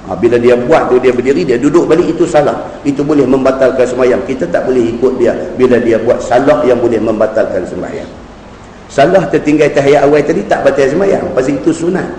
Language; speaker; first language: Malay; native; Malay